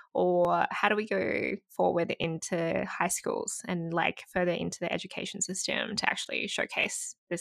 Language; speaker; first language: English; native; English